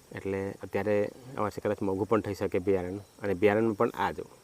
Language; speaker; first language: Gujarati; non-native, local second language; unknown